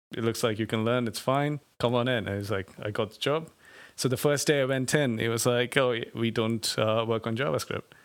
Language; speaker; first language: English; non-native, local second language; Tamil